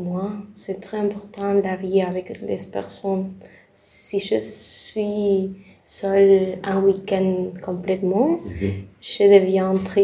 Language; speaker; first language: French; non-native, learner; Spanish